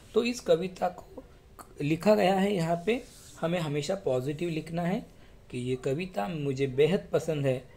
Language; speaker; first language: Hindi; non-native, local second language; Marathi